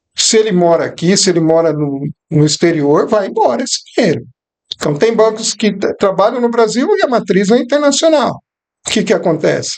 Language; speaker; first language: Portuguese; native; Portuguese